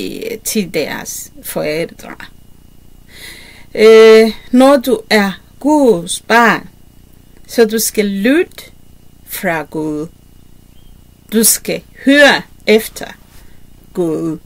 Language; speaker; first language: Danish; non-native, learner; Kinyarwanda